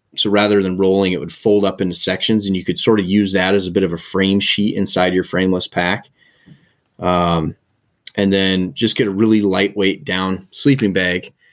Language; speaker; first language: English; native; English